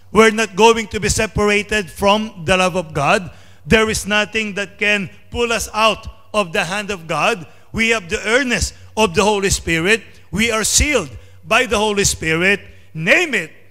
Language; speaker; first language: English; non-native, local second language; Filipino